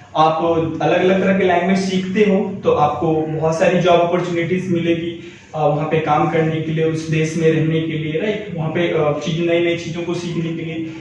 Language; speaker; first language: Hindi; native; Hindi